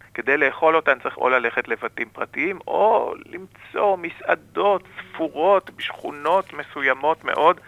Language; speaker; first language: Hebrew; native; Hebrew